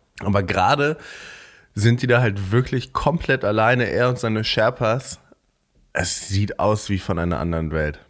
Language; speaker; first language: German; native; German